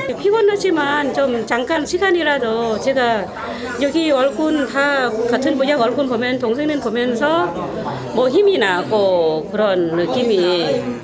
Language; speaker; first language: Korean; non-native, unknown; Thai